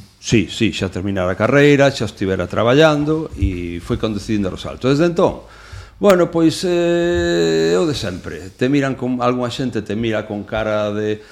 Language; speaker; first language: Galician; non-native, local second language; Spanish